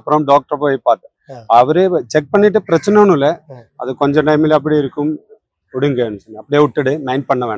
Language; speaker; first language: Tamil; non-native, learner; Malayalam